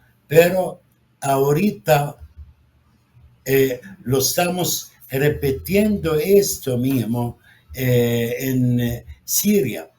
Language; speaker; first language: Spanish; non-native, fluent; Arabic